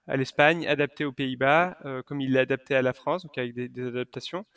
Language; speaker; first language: French; native; French